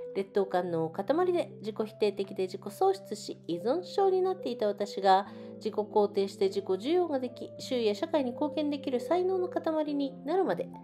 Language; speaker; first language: Japanese; native; Japanese